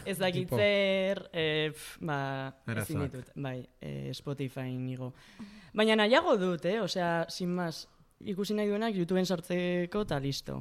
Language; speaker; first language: Basque; non-native, local second language; Spanish